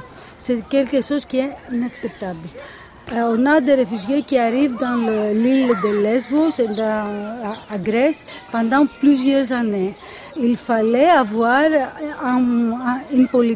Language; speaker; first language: French; non-native, fluent; Greek